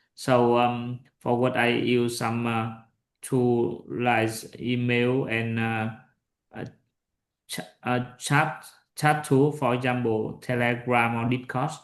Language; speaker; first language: English; non-native, learner; Vietnamese